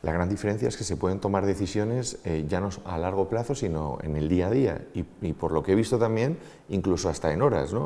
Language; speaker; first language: Spanish; native; Spanish